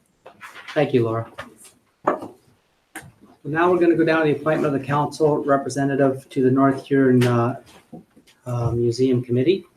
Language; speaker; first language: English; native; English